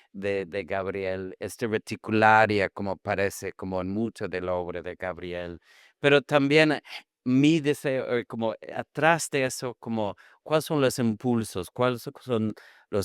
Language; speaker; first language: Spanish; non-native, fluent; English